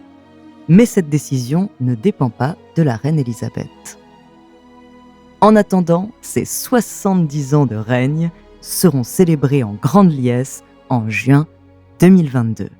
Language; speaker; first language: French; native; French